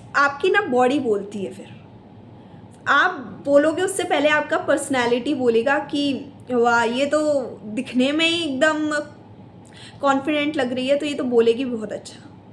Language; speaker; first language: Hindi; native; Hindi